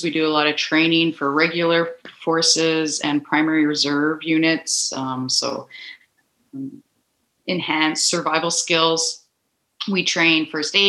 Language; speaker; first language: English; native; English